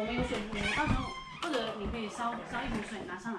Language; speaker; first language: Chinese; native; Chinese